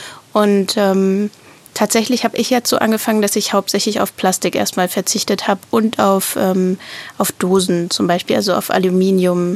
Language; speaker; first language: German; native; German